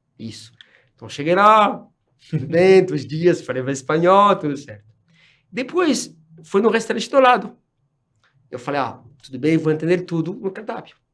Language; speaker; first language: Portuguese; non-native, fluent; French